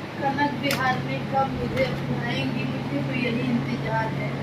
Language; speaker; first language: Hindi; native; Hindi